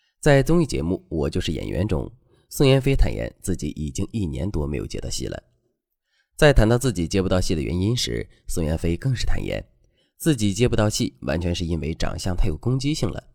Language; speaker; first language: Chinese; native; Chinese